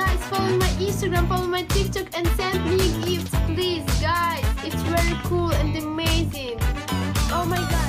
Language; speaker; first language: English; non-native, learner; Russian